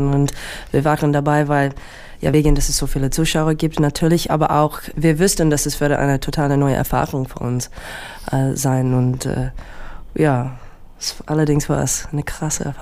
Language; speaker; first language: German; non-native, learner; English